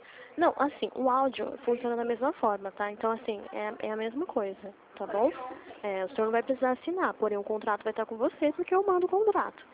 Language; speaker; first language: Portuguese; native; Portuguese